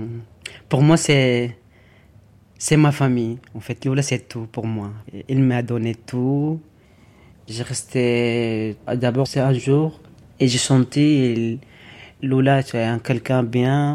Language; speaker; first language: French; non-native, learner; Arabic